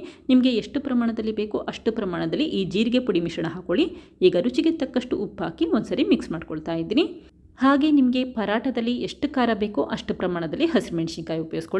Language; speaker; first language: Kannada; native; Kannada